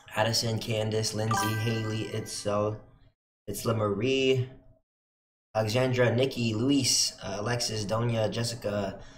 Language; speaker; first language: English; native; English